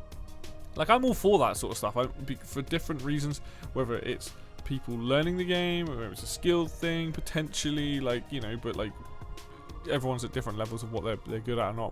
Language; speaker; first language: English; native; English